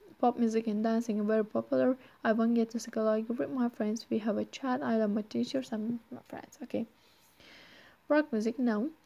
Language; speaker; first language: English; non-native, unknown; Turkish